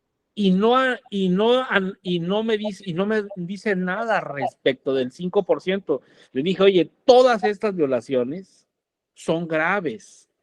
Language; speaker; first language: Spanish; native; Spanish